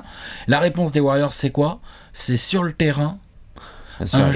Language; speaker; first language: French; native; French